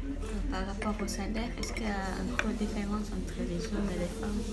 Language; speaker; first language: French; non-native, learner; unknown